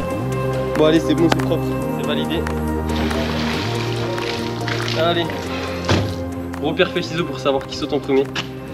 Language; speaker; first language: French; native; French